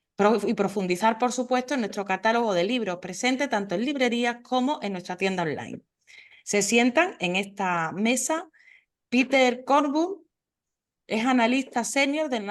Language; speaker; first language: Spanish; native; Spanish